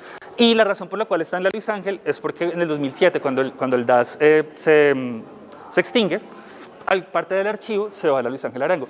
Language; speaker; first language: Spanish; native; Spanish